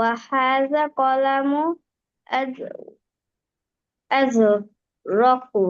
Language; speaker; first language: Arabic; non-native, learner; Bangla